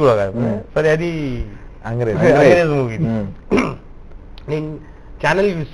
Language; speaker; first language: Telugu; non-native, local second language; Urdu